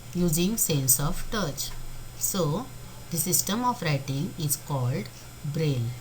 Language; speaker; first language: English; non-native, local second language; Marathi